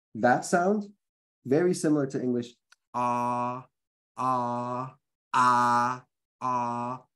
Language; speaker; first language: English; early bilingual, other home language; Spanish